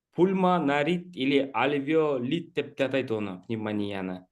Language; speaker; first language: Russian; non-native, local second language; Kazakh